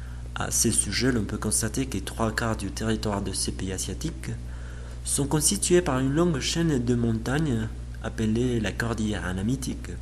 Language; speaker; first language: French; non-native, learner; Spanish